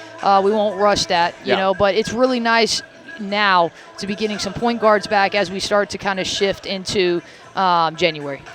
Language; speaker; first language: English; native; English